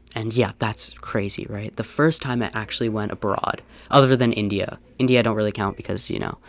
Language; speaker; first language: English; native; English